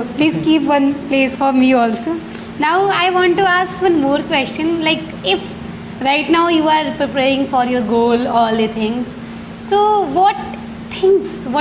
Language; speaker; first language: English; non-native, learner; Hindi